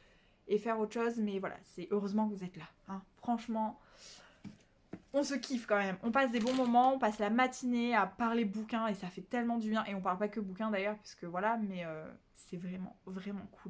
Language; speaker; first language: French; native; French